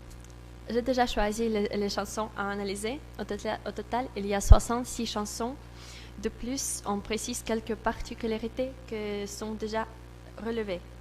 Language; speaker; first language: French; non-native, learner; Russian